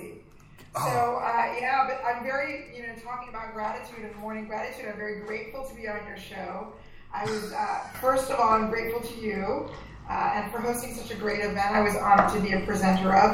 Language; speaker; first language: English; native; English